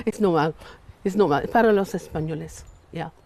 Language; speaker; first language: Spanish; non-native, learner; English